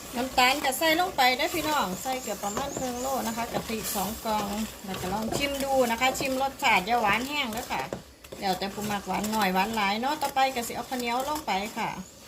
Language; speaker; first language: Thai; native; Thai